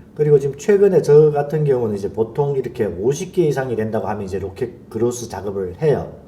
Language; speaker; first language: Korean; early bilingual, heritage; Korean